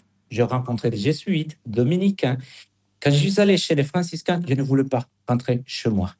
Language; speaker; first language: French; non-native, fluent; Spanish